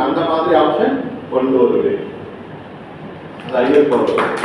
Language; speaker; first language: Tamil; non-native, learner; Kannada